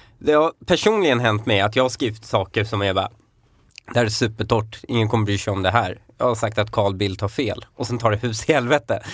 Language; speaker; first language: Swedish; early bilingual, other home language; Persian